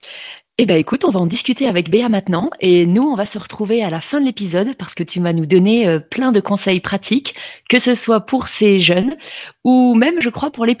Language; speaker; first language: French; native; French